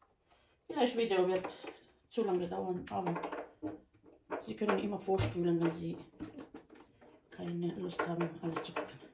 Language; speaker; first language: German; non-native, fluent; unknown